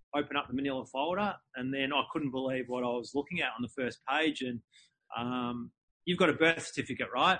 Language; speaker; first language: English; native; English